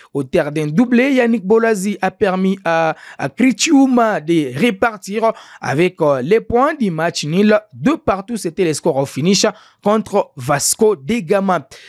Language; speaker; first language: French; non-native, local second language; Swahili